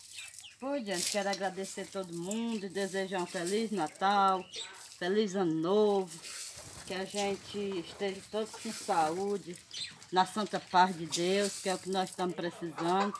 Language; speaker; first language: Portuguese; native; Portuguese